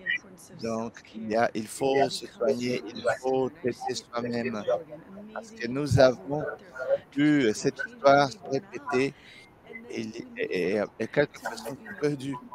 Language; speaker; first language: French; non-native, learner; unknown